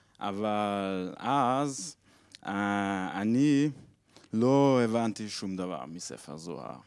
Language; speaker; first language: Hebrew; non-native, learner; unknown